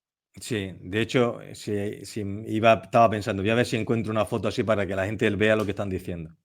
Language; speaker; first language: Spanish; native; Spanish